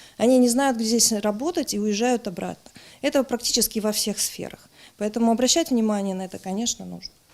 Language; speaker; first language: Russian; native; Russian